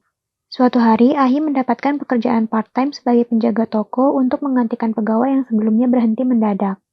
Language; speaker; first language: Indonesian; native; Indonesian